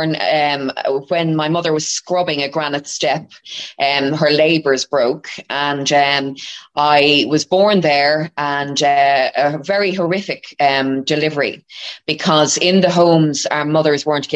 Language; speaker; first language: English; native; English